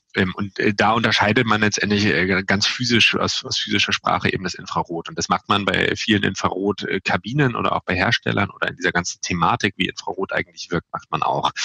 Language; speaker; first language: German; native; German